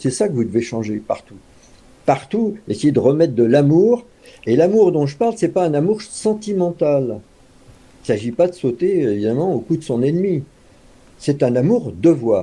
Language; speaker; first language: French; native; French